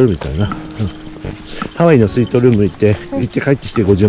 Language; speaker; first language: Japanese; native; Japanese